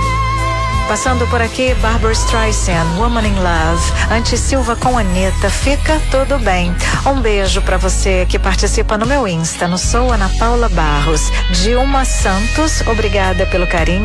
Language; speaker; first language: Portuguese; native; Portuguese